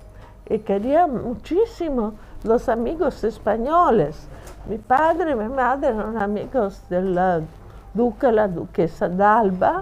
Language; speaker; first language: Spanish; non-native, fluent; Italian